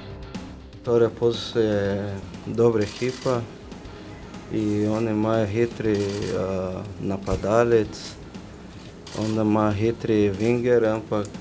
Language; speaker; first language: Slovenian; non-native, learner; Portuguese